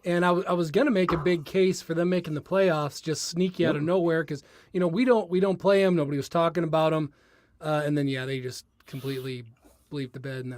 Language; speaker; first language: English; native; English